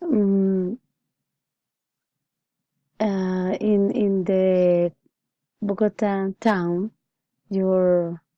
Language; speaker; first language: English; non-native, learner; Spanish